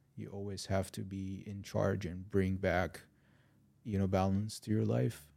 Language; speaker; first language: English; non-native, fluent; Arabic